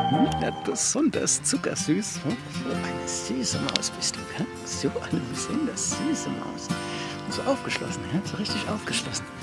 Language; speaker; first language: German; native; German